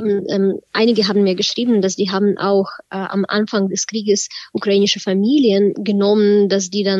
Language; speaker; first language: German; non-native, fluent; Ukrainian